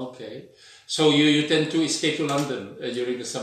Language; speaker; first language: English; non-native, fluent; Czech